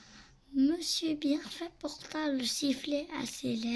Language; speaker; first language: French; native; French